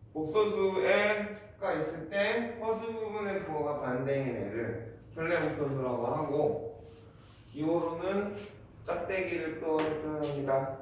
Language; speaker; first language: Korean; native; Korean